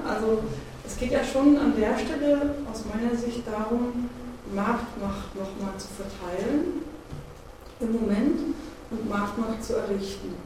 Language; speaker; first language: German; native; German